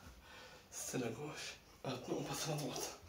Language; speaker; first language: French; non-native, fluent; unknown